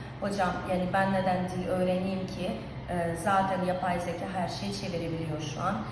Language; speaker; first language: Turkish; non-native, fluent; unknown